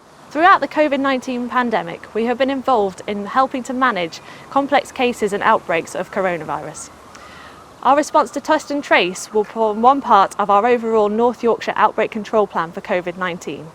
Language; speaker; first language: English; native; English